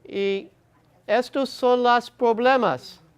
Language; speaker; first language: Spanish; non-native, learner; English